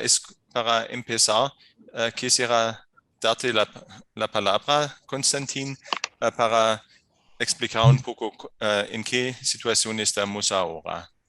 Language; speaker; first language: Spanish; non-native, fluent; German